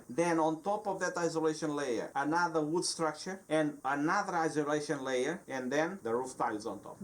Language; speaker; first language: English; non-native, fluent; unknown